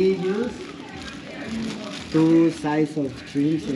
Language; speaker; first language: English; non-native, learner; Spanish